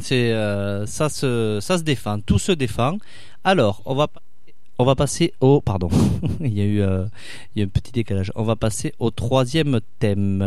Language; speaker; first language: French; native; French